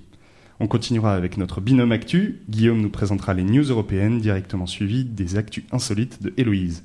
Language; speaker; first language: French; native; French